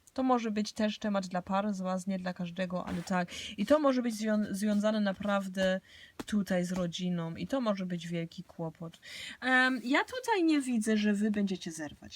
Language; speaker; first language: Polish; early bilingual, heritage; Polish